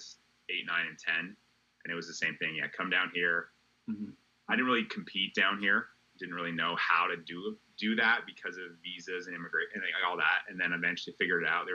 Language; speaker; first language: English; native; English